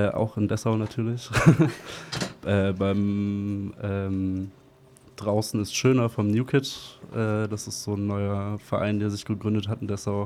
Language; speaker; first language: German; native; German